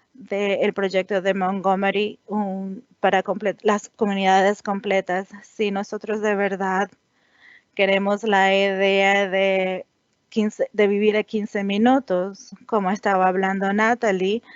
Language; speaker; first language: Spanish; non-native, fluent; English